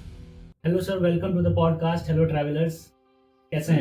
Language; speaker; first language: Hindi; native; Hindi